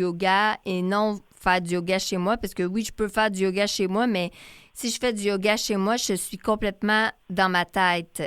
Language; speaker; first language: French; native; French